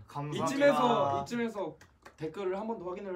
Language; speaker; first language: Korean; native; Korean